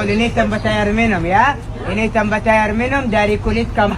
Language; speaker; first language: Indonesian; non-native, learner; Arabic